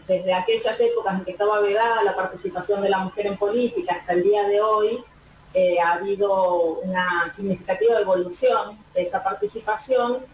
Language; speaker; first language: Spanish; native; Spanish